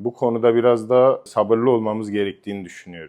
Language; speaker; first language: Turkish; native; Turkish